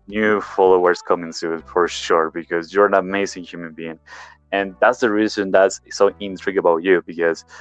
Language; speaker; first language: English; non-native, learner; Spanish